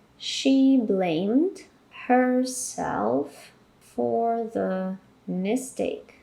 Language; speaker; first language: English; non-native, fluent; Ukrainian